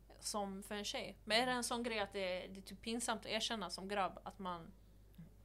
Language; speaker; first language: Swedish; early bilingual, other home language; Persian